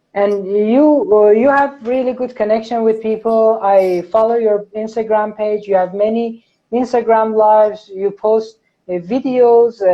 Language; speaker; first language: English; non-native, fluent; Persian